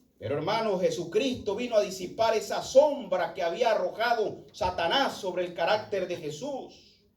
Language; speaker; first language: Spanish; native; Spanish